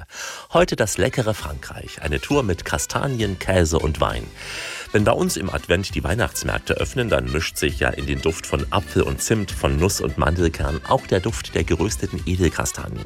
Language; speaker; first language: German; native; German